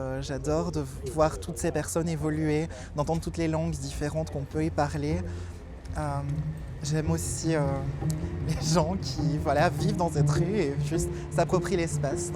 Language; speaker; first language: French; native; French